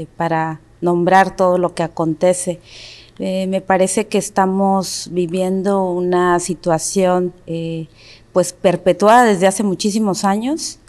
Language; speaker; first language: Spanish; non-native, local second language; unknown